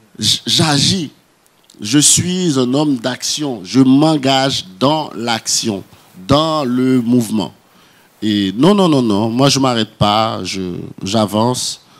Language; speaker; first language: French; non-native, local second language; Haitian Creole